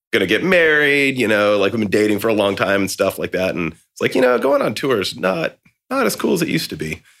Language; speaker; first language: English; native; English